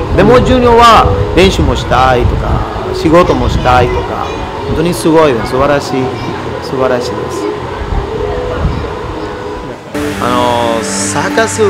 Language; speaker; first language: Japanese; non-native, learner; Spanish